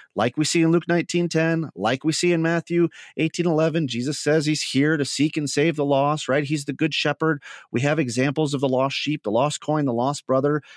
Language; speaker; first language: English; native; English